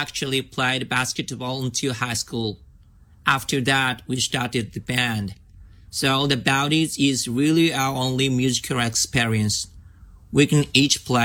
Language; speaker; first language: English; non-native, learner; Japanese